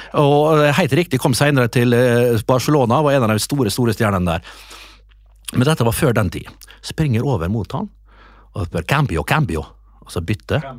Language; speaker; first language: Norwegian; native; Norwegian